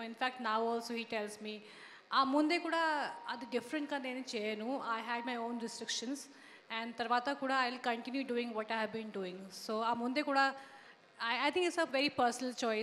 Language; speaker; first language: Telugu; non-native, learner; Hindi